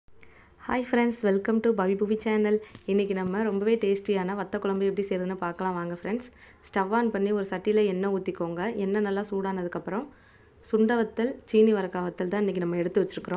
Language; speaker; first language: Tamil; native; Tamil